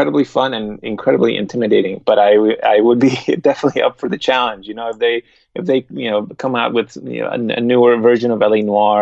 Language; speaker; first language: English; non-native, fluent; Spanish